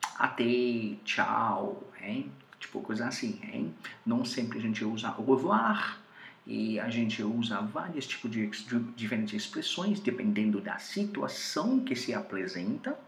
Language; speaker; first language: Portuguese; non-native, fluent; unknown